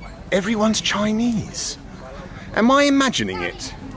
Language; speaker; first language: English; native; English